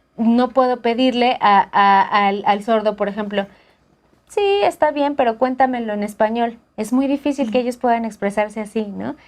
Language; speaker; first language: Spanish; native; Spanish